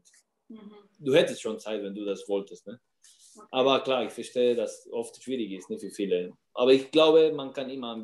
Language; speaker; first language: German; non-native, fluent; Spanish